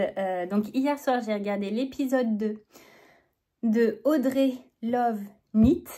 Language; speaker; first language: French; native; French